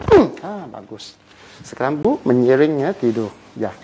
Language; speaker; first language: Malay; non-native, local second language; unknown